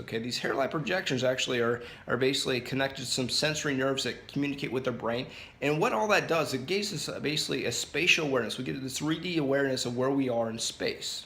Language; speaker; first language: English; native; English